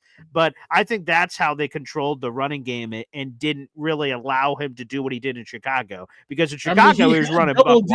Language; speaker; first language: English; native; English